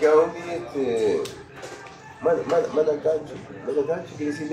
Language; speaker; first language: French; non-native, learner; Spanish